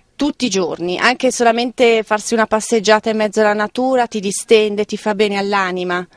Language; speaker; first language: Italian; native; Italian